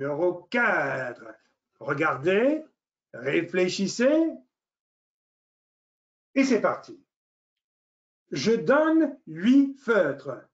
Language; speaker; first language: French; non-native, fluent; English